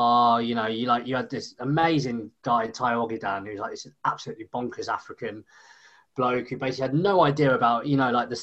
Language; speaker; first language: English; native; English